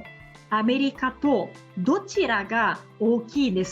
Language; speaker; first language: Japanese; non-native, fluent; Portuguese